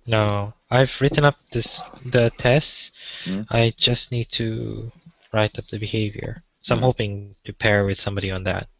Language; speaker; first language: English; non-native, local second language; Chinese